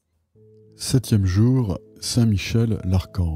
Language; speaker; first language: French; native; French